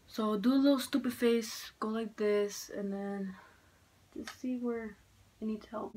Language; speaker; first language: English; native; English